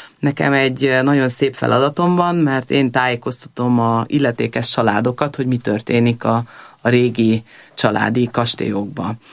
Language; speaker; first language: Hungarian; early bilingual, heritage; Hungarian